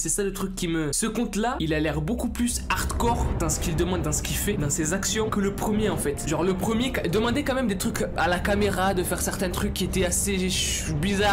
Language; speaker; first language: French; native; French